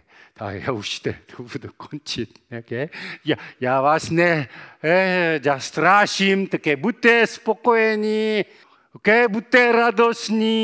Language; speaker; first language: Czech; non-native, fluent; Korean